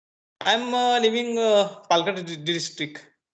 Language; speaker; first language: English; non-native, learner; Marathi